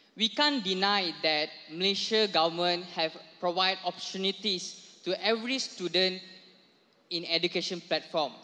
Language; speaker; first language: English; non-native, local second language; Tamil